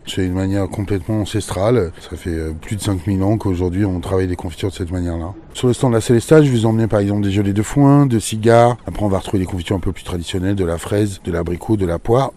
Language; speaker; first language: French; native; French